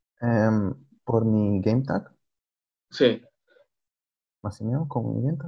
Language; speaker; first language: Spanish; native; Spanish